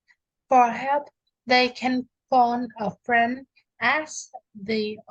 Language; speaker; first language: English; non-native, learner; Vietnamese